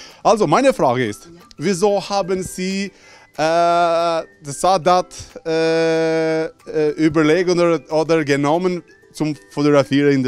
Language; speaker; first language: German; non-native, learner; Albanian